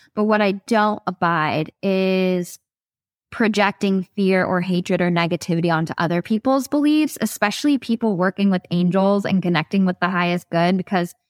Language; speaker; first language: English; native; English